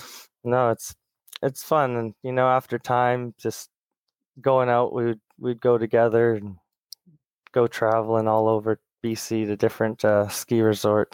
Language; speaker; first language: English; native; English